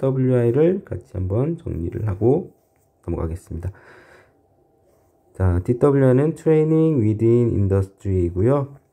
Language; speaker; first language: Korean; native; Korean